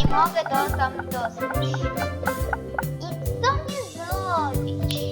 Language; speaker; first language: Polish; non-native, learner; Ukrainian